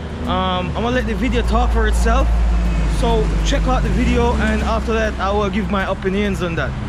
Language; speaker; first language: English; native; English